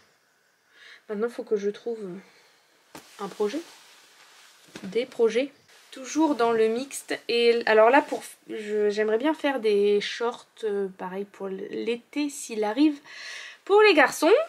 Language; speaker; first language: French; native; French